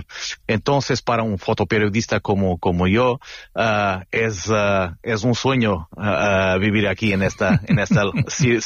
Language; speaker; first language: Spanish; non-native, fluent; Portuguese